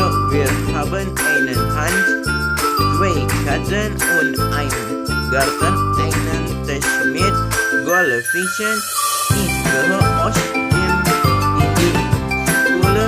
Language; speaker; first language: German; non-native, learner; Indonesian